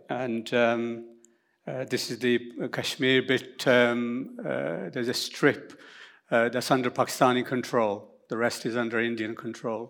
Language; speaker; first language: English; early bilingual, other home language; Urdu